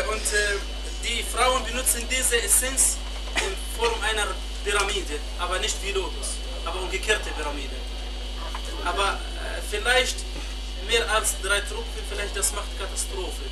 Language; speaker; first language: German; non-native, fluent; Arabic